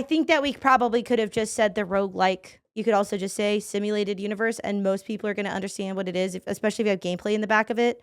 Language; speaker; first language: English; native; English